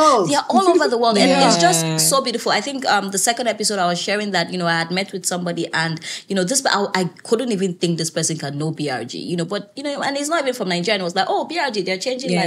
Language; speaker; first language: English; native; English